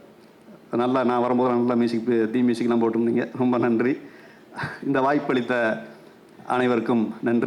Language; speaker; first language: Tamil; native; Tamil